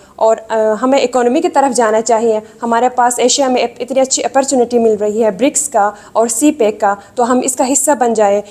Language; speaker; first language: Urdu; non-native, local second language; Sicilian